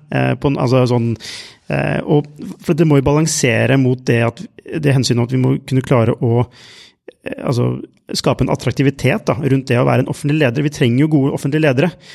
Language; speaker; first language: Norwegian; native; Norwegian